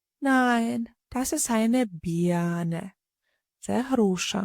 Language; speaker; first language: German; non-native, fluent; Ukrainian